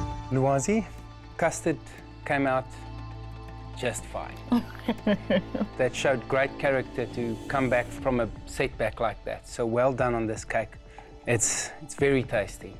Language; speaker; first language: English; non-native, local second language; Afrikaans